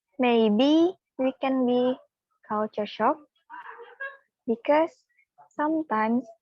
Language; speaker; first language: English; non-native, learner; Indonesian